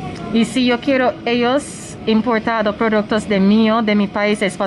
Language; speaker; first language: Spanish; non-native, learner; English